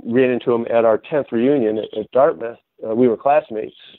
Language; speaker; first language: English; native; English